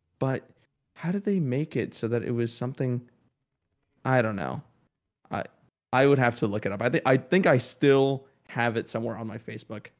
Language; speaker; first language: English; early bilingual, other home language; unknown